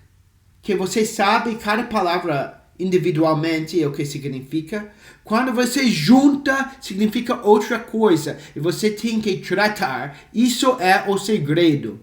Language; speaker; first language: Portuguese; non-native, fluent; English